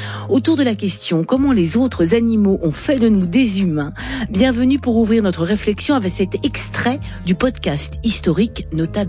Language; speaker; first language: French; native; French